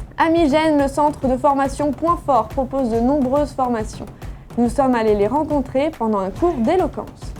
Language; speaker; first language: French; native; French